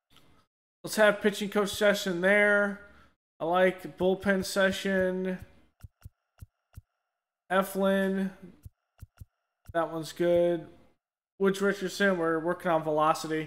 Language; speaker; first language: English; native; English